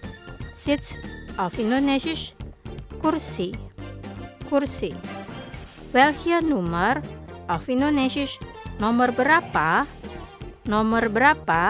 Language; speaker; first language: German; non-native, fluent; Indonesian